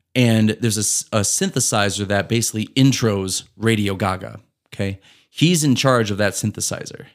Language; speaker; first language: English; native; English